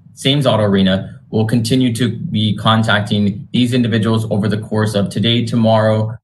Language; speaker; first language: English; native; English